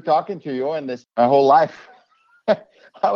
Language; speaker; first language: English; non-native, fluent; German